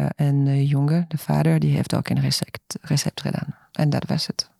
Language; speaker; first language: Dutch; non-native, fluent; French